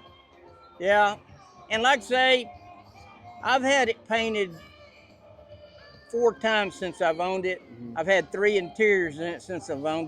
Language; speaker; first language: English; native; English